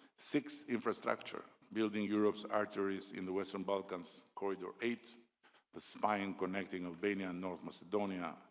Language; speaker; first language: English; non-native, local second language; Albanian